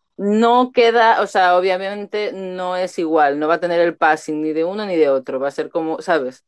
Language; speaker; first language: Spanish; native; Spanish